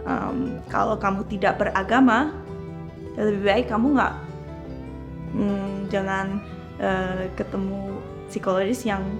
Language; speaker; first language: Indonesian; early bilingual, heritage; English